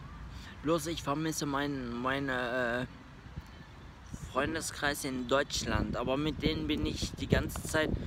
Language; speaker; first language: German; early bilingual, other home language; Turkish